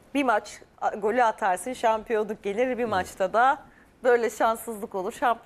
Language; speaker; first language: Turkish; native; Turkish